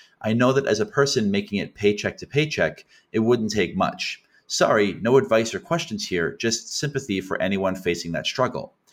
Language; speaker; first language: English; native; English